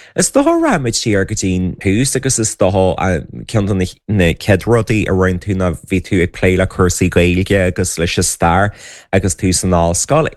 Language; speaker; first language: Irish; native; Irish